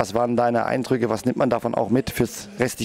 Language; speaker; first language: German; native; German